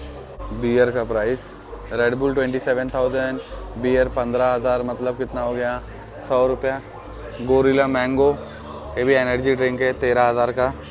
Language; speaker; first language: Hindi; native; Hindi